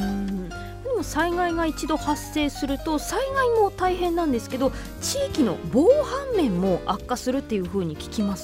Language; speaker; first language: Japanese; native; Japanese